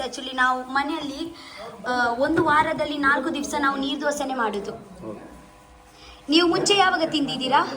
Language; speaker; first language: Kannada; non-native, local second language; Tulu